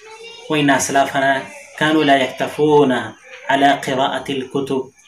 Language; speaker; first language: Arabic; non-native, fluent; Urdu